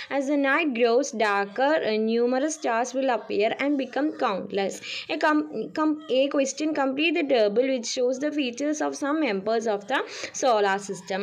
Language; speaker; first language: English; non-native, local second language; Malayalam